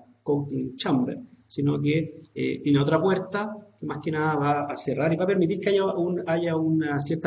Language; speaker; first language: Spanish; native; Spanish